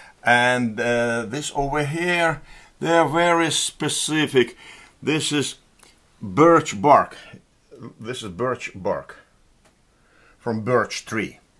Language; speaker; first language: English; non-native, fluent; Ukrainian